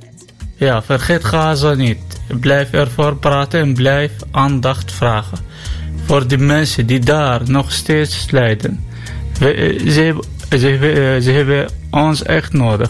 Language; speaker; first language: Dutch; non-native, learner; Arabic